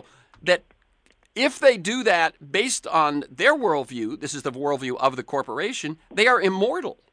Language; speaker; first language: English; native; English